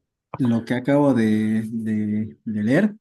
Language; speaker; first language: Spanish; native; Spanish